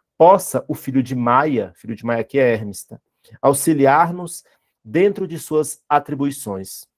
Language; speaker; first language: Portuguese; native; Portuguese